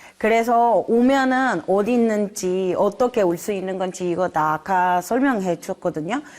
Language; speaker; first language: Korean; non-native, fluent; Spanish